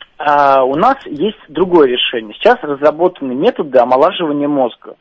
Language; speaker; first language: Russian; native; Russian